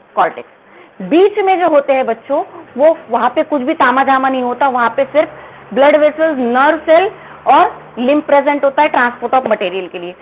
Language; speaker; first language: Hindi; non-native, local second language; Marathi